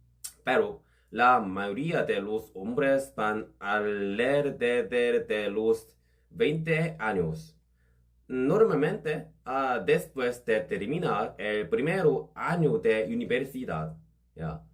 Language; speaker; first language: Spanish; non-native, learner; Korean